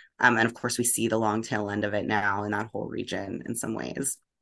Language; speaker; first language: English; native; English